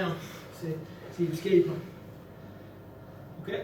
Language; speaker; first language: French; native; French